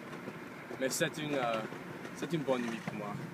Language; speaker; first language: French; non-native, learner; English